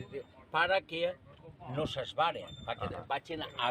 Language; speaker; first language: Catalan; native; Catalan